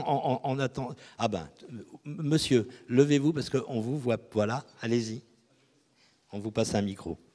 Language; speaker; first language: French; native; French